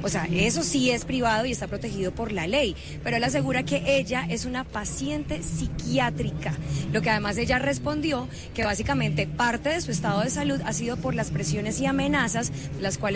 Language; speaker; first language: Spanish; native; Spanish